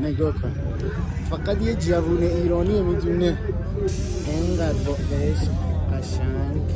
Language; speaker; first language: Persian; native; Persian